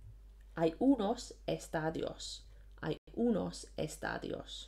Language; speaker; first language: Spanish; non-native, fluent; English